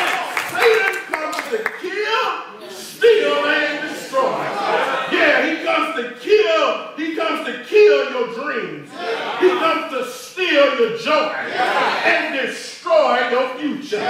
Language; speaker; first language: English; native; English